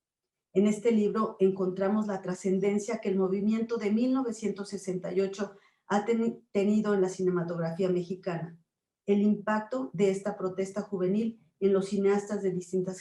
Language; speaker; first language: Spanish; native; Spanish